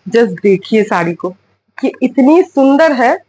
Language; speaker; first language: Hindi; non-native, local second language; Bangla